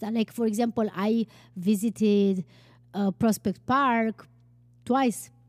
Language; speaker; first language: English; non-native, fluent; Romanian